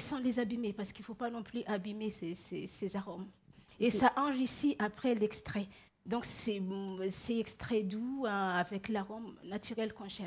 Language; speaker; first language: French; non-native, local second language; Malagasy